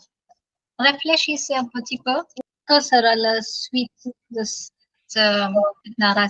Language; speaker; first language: French; non-native, fluent; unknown